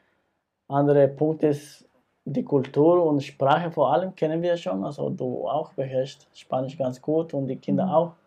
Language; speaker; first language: German; non-native, fluent; Spanish